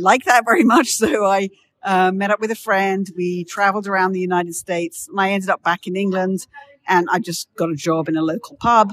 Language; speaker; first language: English; native; English